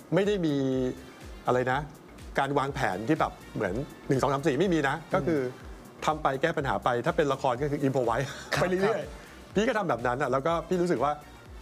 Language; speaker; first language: Thai; native; Thai